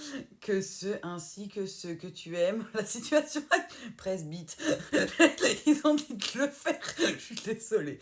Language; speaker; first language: French; native; French